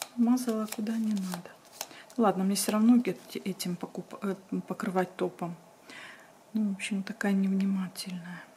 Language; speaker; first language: Russian; native; Russian